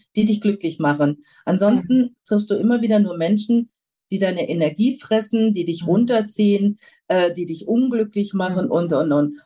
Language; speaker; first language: German; native; German